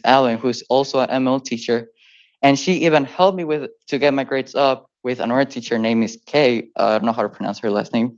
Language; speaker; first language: English; early bilingual, other home language; Spanish